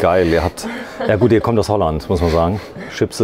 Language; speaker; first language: German; native; German